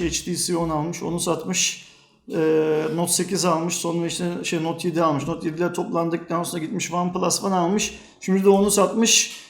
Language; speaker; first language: Turkish; native; Turkish